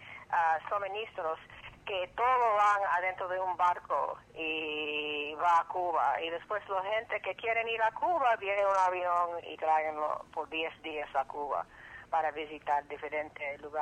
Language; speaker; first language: Spanish; early bilingual, heritage; English